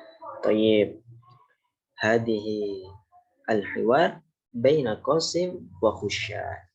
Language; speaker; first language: Arabic; non-native, learner; Indonesian